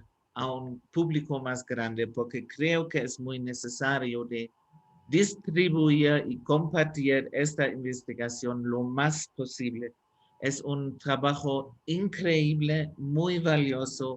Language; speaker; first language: Spanish; non-native, fluent; German